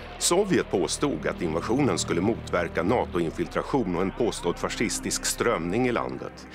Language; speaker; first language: Swedish; native; Swedish